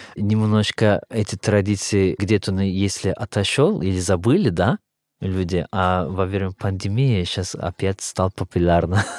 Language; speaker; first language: Russian; non-native, fluent; Turkish